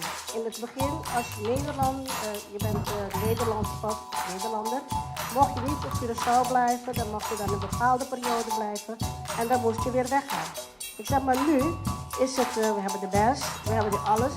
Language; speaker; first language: Dutch; non-native, local second language; Papiamento